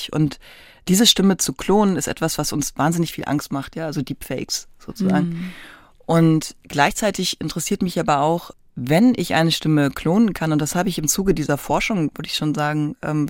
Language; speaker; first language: German; native; German